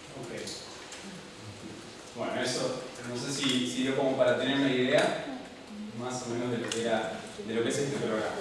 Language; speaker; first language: Spanish; native; Spanish